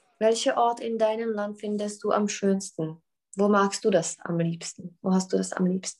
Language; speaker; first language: German; non-native, fluent; Czech